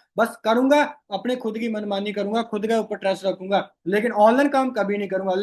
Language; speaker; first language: Hindi; non-native, local second language; Rajasthani